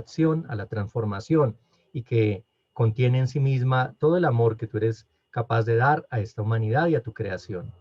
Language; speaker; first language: Spanish; native; Spanish